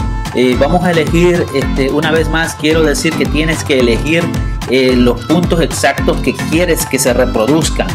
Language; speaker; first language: Spanish; native; Spanish